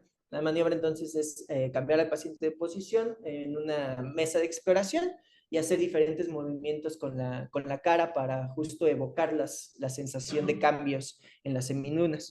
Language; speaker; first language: Spanish; native; Spanish